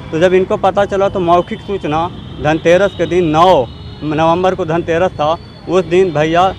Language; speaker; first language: Hindi; native; Hindi